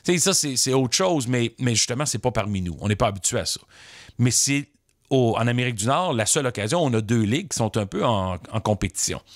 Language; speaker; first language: French; native; French